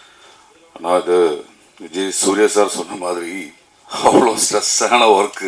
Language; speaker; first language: Tamil; non-native, learner; Malayalam